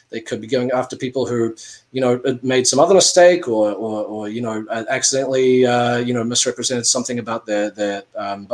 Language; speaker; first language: English; native; English